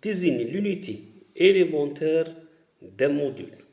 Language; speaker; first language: French; non-native, local second language; Arabic